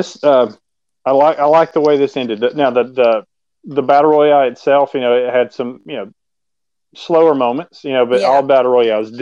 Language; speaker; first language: English; native; English